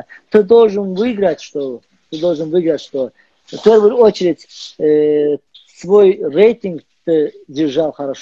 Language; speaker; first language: Russian; non-native, learner; Azerbaijani